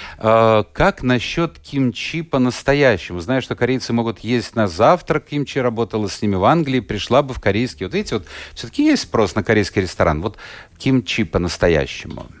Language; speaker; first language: Russian; native; Russian